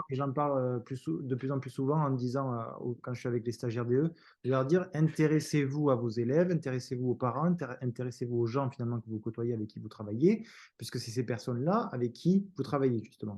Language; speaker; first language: French; native; French